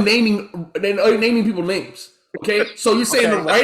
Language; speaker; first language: English; native; English